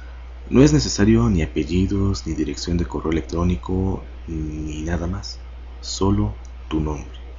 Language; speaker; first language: Spanish; native; Spanish